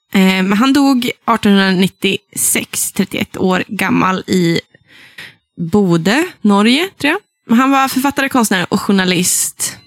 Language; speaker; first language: Swedish; native; Swedish